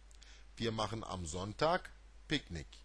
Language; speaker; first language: German; non-native, fluent; Turkish